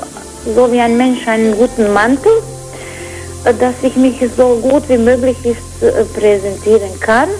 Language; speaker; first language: German; non-native, fluent; Croatian